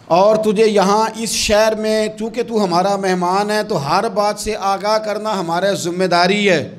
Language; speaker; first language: Urdu; non-native, local second language; Punjabi